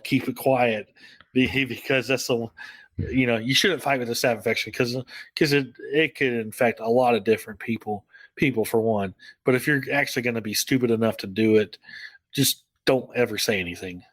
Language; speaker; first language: English; native; English